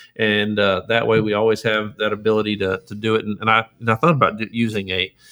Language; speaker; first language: English; native; English